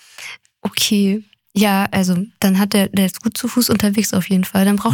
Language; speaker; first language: German; native; German